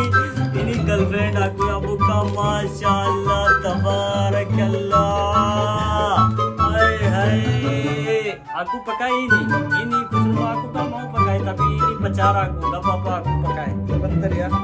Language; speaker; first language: Indonesian; non-native, learner; Hindi